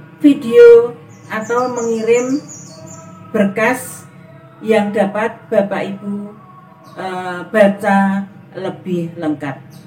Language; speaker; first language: Indonesian; native; Indonesian